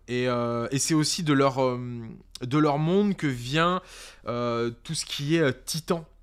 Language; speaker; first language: French; native; French